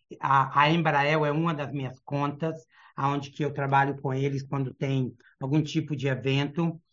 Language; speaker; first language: Portuguese; early bilingual, heritage; Portuguese